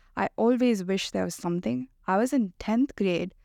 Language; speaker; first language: English; non-native, local second language; Hindi